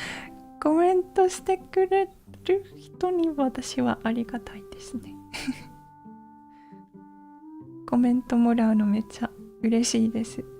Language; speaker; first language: Japanese; non-native, learner; English